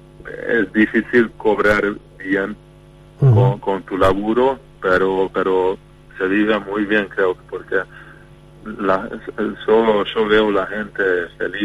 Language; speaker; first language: Spanish; non-native, fluent; Hungarian